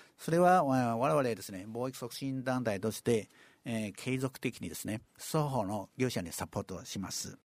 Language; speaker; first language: Japanese; non-native, fluent; Chinese